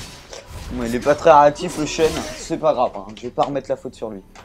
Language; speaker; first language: French; native; French